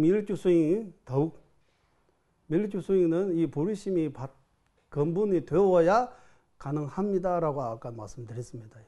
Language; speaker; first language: Korean; non-native, fluent; Tibetan